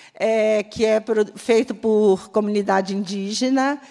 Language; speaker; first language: Portuguese; native; Portuguese